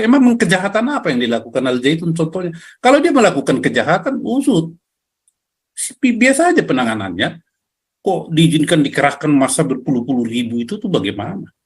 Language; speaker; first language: Indonesian; native; Indonesian